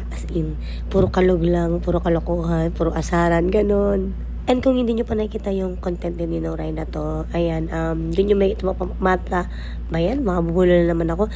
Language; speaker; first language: Filipino; native; Filipino